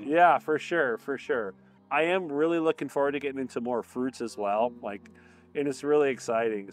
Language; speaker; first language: English; native; English